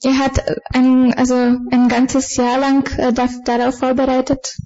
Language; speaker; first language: German; non-native, fluent; Bulgarian